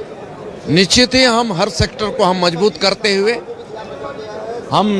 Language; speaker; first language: Hindi; native; Hindi